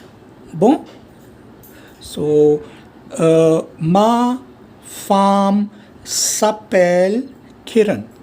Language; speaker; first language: French; non-native, learner; Hindi